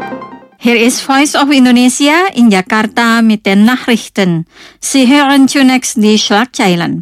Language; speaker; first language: German; non-native, fluent; Indonesian